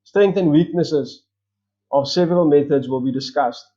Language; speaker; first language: English; non-native, local second language; Afrikaans